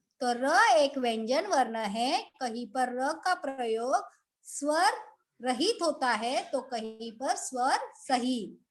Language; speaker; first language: Hindi; non-native, local second language; Marathi